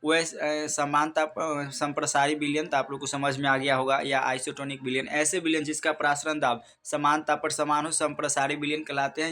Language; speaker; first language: Hindi; native; Hindi